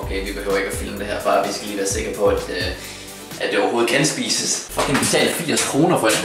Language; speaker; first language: Danish; native; Danish